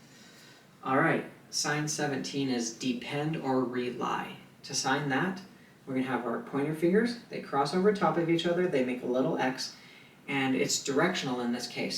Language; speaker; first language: English; native; English